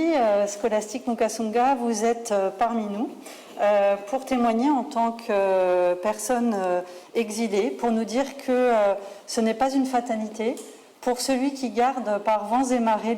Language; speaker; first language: French; native; French